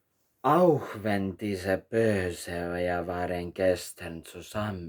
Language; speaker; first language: German; non-native, learner; Finnish